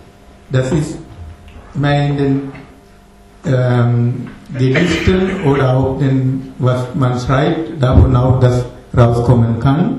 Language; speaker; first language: German; non-native, fluent; Tamil